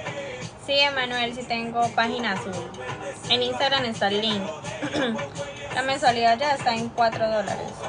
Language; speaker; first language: Spanish; native; Spanish